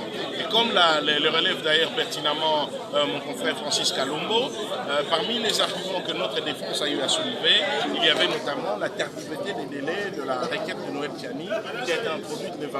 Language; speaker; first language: French; non-native, local second language; Lingala